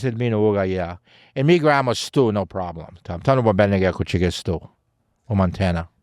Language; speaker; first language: Slovenian; early bilingual, heritage; Slovenian